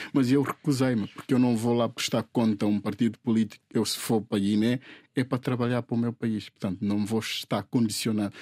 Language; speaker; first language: Portuguese; non-native, local second language; Upper Guinea Crioulo